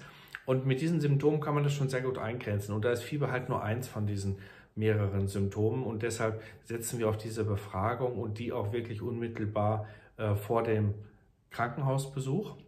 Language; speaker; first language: German; native; German